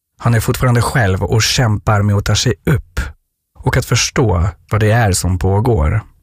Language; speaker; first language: Swedish; non-native, fluent; French